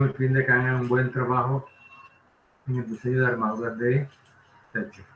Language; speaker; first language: Spanish; native; Spanish